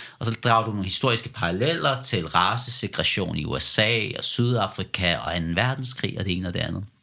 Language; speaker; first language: Danish; early bilingual, other home language; Persian